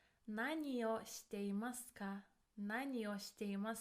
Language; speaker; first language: Japanese; non-native, fluent; English